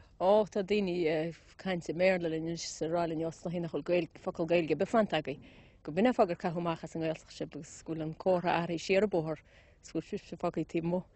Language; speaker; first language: Irish; native; Irish